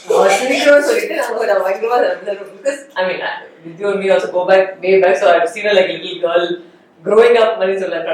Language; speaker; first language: Tamil; native; Tamil